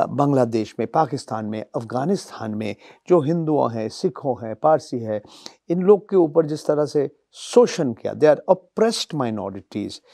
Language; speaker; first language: Hindi; non-native, local second language; Bangla